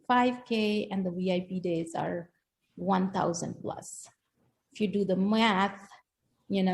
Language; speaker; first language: English; non-native, local second language; Hindi